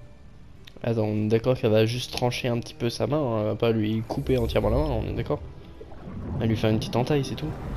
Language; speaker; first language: French; native; French